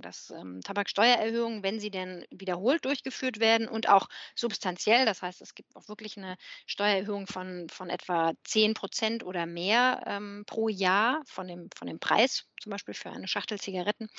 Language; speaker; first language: German; native; German